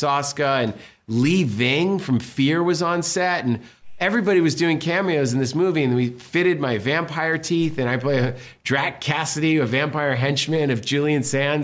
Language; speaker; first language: English; native; English